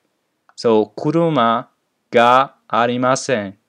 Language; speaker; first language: Japanese; non-native, fluent; English